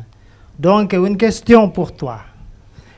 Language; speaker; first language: French; non-native, fluent; Indonesian